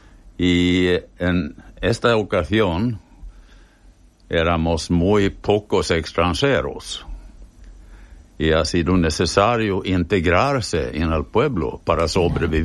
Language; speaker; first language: Spanish; non-native, fluent; Swedish